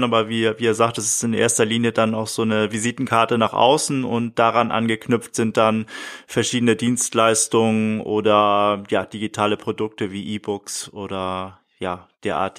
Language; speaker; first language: German; native; German